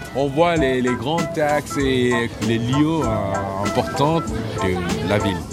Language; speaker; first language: French; non-native, fluent; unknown